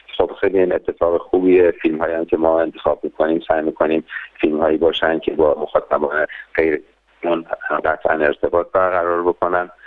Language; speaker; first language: Persian; native; Persian